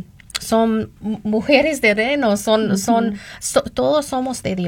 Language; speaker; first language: Spanish; non-native, learner; English